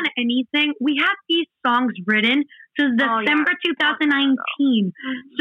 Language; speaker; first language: English; non-native, fluent; Spanish